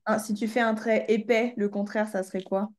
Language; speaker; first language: French; native; French